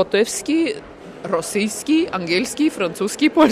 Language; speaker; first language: Polish; early bilingual, heritage; Latvian